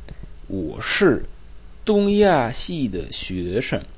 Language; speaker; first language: Chinese; non-native, learner; Czech